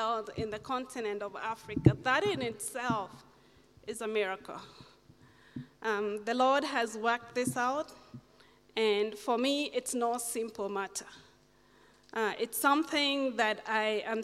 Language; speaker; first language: English; non-native, local second language; Kamba